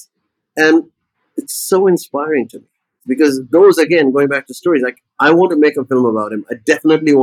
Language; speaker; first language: English; non-native, local second language; Urdu